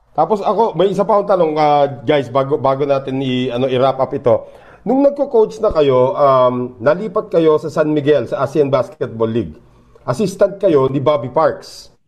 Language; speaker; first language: Filipino; native; Filipino